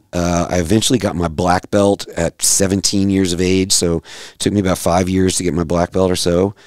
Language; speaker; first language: English; native; English